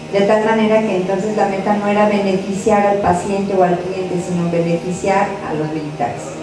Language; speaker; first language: Spanish; native; Spanish